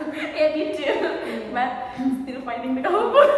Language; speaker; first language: English; non-native, learner; Indonesian